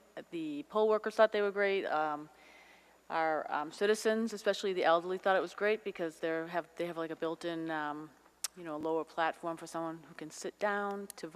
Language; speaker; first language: English; native; English